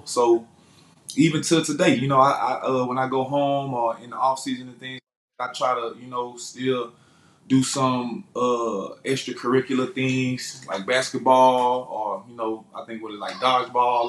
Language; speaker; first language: English; native; English